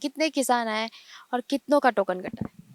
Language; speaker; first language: Hindi; native; Hindi